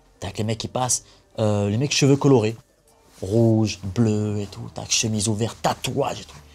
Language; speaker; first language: French; native; French